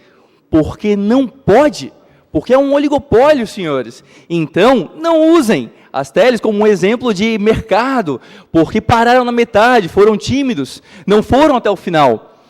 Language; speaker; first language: Portuguese; native; Portuguese